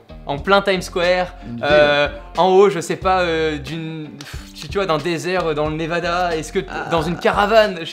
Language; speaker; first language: French; native; French